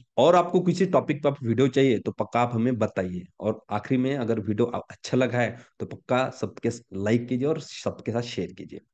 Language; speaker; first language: Hindi; non-native, local second language; Marathi